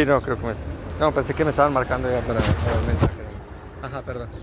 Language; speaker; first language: Spanish; native; Spanish